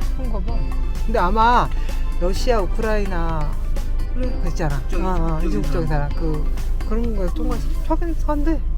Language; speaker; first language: Korean; native; Korean